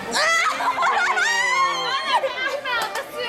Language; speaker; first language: Japanese; native; Japanese